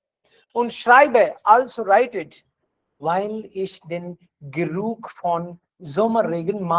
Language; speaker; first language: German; non-native, fluent; Hindi